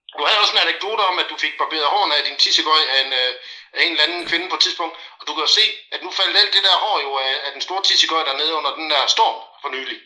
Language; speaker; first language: Danish; native; Danish